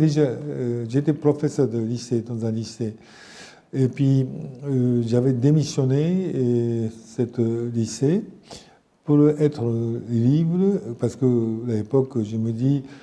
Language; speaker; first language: French; non-native, fluent; Japanese